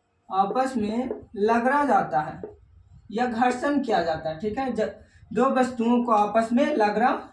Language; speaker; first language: Hindi; native; Hindi